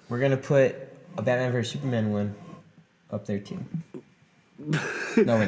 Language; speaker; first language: English; native; English